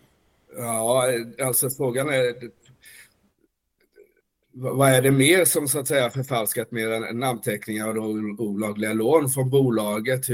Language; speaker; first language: Swedish; native; Swedish